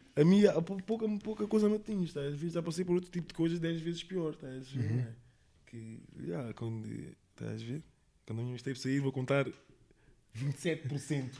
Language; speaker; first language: Portuguese; early bilingual, heritage; English